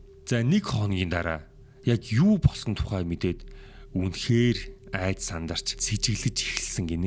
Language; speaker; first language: Mongolian; native; Mongolian